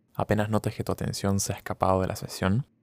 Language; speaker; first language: Spanish; native; Spanish